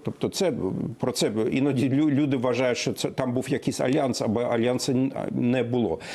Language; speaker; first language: Ukrainian; non-native, fluent; German